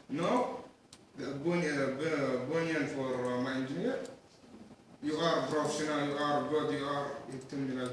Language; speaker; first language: English; non-native, learner; Arabic